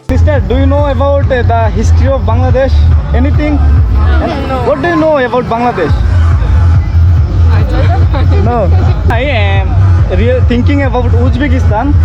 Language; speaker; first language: English; non-native, learner; Bangla